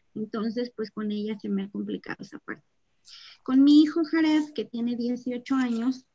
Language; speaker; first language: Spanish; native; Spanish